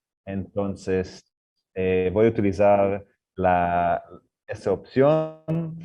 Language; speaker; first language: Spanish; non-native, learner; Hebrew